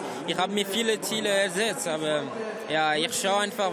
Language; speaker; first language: German; non-native, fluent; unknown